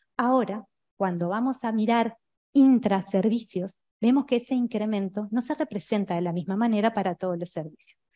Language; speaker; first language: Spanish; native; Spanish